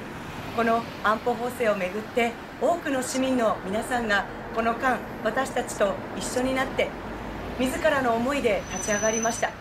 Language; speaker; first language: Japanese; native; Japanese